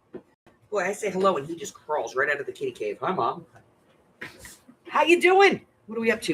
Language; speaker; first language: English; native; English